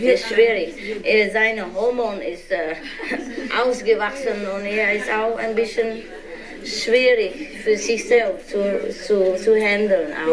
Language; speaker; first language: German; non-native, learner; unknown